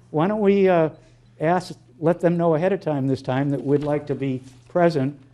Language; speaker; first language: English; native; English